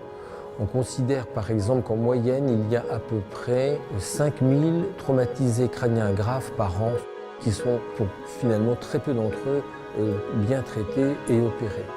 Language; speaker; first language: French; native; French